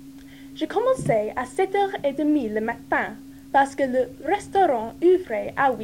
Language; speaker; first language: French; non-native, learner; English